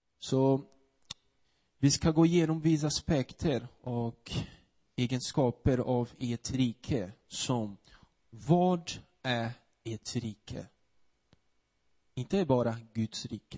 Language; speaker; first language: Swedish; non-native, fluent; Portuguese